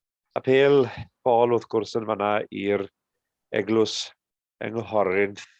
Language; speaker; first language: Welsh; native; Welsh